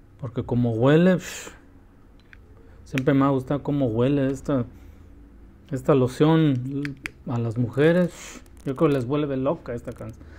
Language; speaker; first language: Spanish; early bilingual, heritage; Spanish